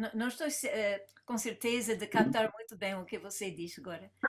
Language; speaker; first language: Portuguese; non-native, fluent; English